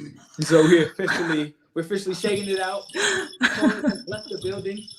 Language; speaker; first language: English; native; English